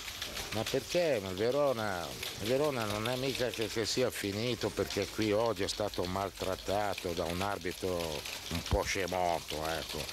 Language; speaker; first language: Italian; native; Italian